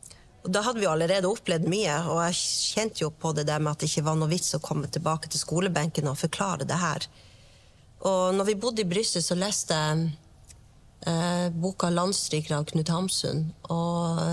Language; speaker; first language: Norwegian; native; Norwegian